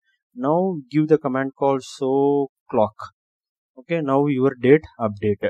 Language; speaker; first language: English; non-native, local second language; Tamil